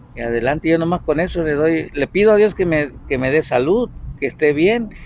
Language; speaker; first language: Spanish; native; Spanish